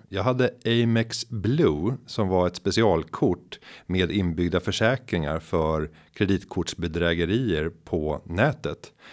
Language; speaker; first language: Swedish; native; Swedish